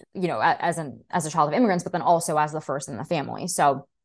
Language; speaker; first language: English; early bilingual, other home language; Russian